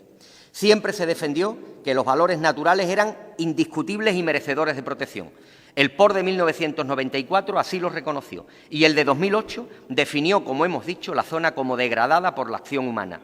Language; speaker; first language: Spanish; native; Spanish